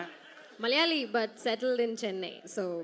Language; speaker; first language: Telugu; non-native, learner; Malayalam